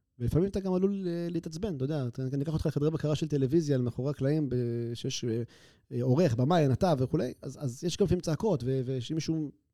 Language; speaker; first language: Hebrew; native; Hebrew